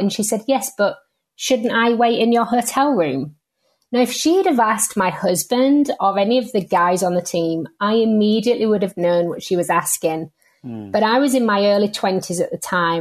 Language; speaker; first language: English; native; English